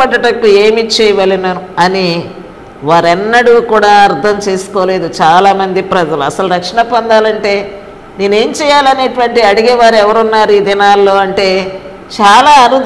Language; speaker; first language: Telugu; native; Telugu